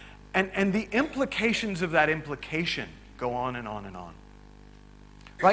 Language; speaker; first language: English; native; English